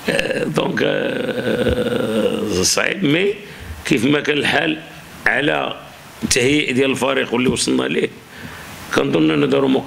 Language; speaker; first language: Arabic; native; Arabic